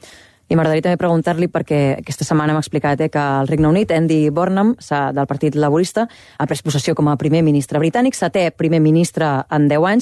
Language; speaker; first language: Catalan; native; Catalan